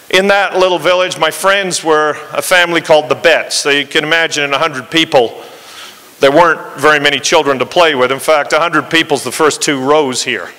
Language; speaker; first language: English; native; English